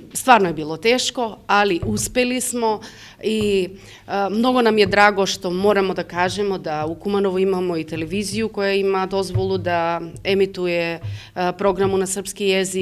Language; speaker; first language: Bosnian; early bilingual, heritage; Serbian